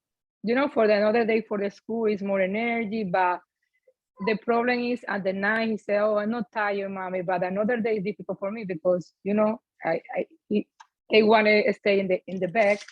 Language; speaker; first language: English; non-native, learner; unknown